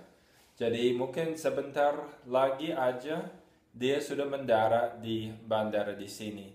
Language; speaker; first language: Indonesian; non-native, fluent; English